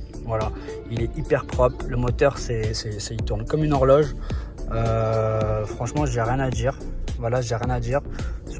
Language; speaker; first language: French; native; French